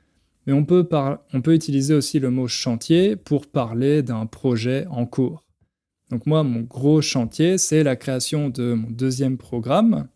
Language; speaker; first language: French; native; French